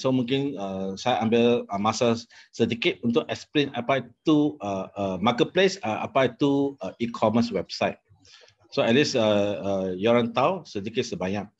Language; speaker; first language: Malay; non-native, local second language; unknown